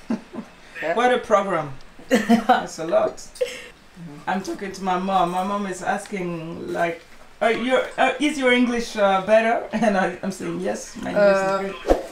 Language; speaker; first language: English; non-native, learner; French